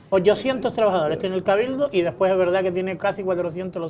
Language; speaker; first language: Spanish; native; Spanish